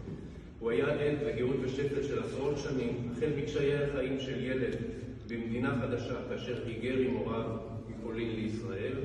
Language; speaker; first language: Hebrew; native; Hebrew